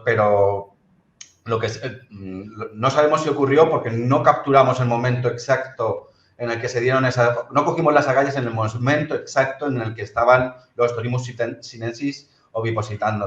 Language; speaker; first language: Spanish; native; Spanish